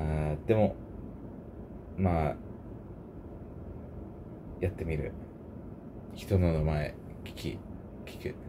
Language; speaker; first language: Japanese; non-native, learner; English